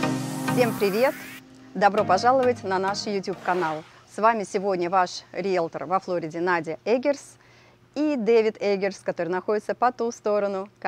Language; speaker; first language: Russian; native; Russian